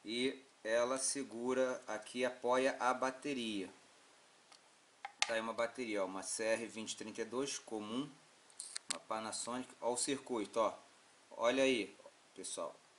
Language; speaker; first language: Portuguese; native; Portuguese